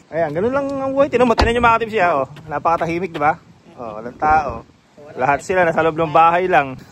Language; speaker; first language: Filipino; native; Filipino